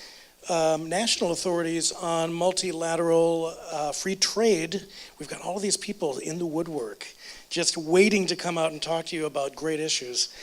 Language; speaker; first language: English; native; English